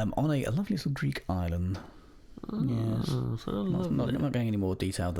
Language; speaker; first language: English; native; English